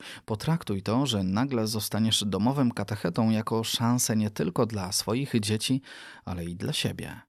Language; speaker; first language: Polish; native; Polish